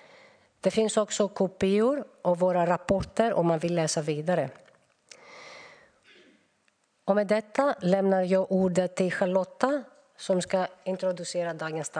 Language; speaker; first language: Swedish; non-native, fluent; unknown